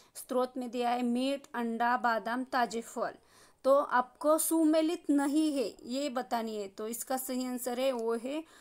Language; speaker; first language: Hindi; non-native, local second language; Marathi